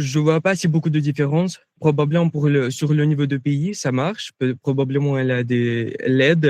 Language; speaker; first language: French; non-native, fluent; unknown